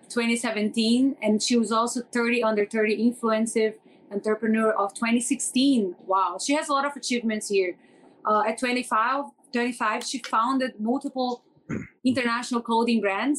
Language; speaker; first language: English; non-native, fluent; Portuguese